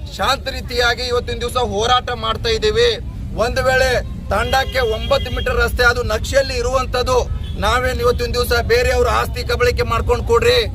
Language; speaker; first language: Kannada; non-native, local second language; Lambadi